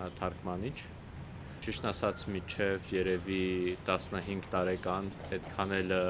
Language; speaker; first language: Armenian; early bilingual, heritage; Russian